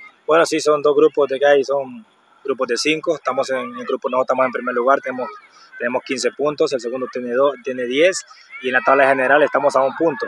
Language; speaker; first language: Spanish; native; Spanish